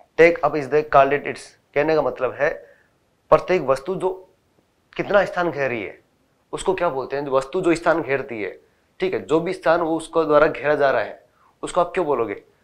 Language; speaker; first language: Hindi; native; Hindi